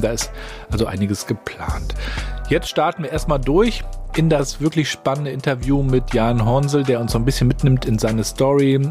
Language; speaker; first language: German; native; German